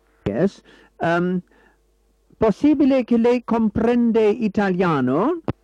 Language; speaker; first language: Italian; non-native, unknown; English